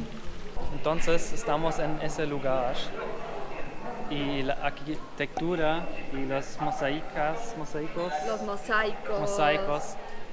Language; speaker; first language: Spanish; non-native, learner; German